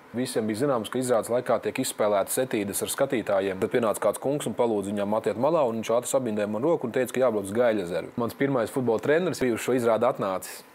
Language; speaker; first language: Latvian; native; Latvian